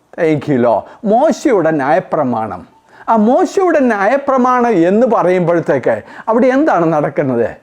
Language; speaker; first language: Malayalam; native; Malayalam